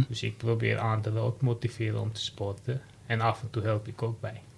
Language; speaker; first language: Dutch; non-native, fluent; Armenian